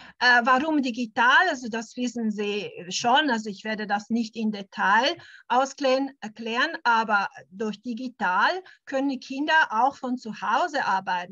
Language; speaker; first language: German; non-native, fluent; Italian